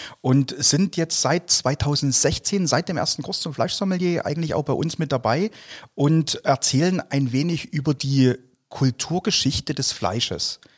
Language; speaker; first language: German; native; German